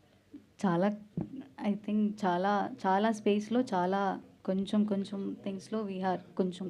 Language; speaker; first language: Telugu; non-native, learner; Malayalam